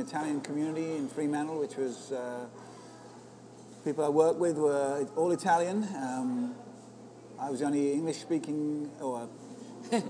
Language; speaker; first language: English; native; English